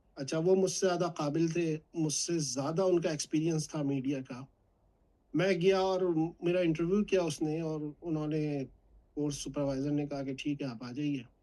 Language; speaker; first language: Urdu; native; Urdu